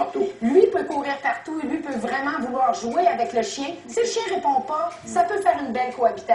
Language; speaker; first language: French; native; French